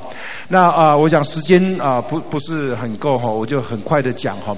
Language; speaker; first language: Chinese; native; Chinese